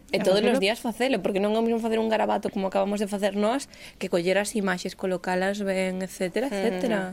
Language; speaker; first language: Galician; native; Galician